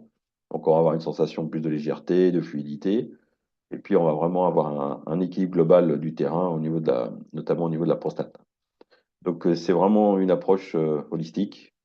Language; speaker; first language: French; native; French